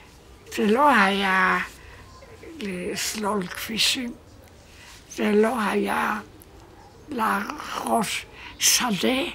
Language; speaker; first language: Hebrew; non-native, fluent; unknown